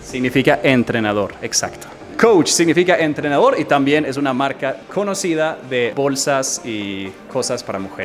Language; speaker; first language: Spanish; non-native, fluent; English